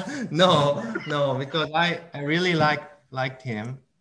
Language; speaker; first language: English; non-native, fluent; Japanese